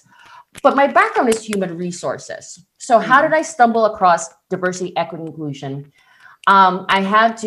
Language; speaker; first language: English; non-native, local second language; Filipino